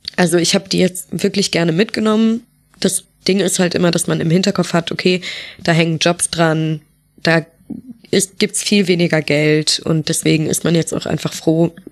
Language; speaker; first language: German; native; German